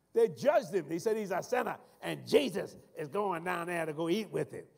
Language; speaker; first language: English; native; English